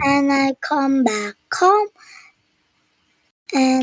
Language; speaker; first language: English; non-native, learner; Korean